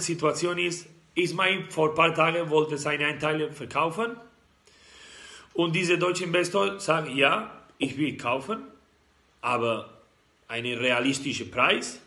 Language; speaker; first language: German; non-native, learner; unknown